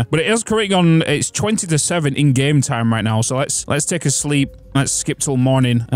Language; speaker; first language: English; native; English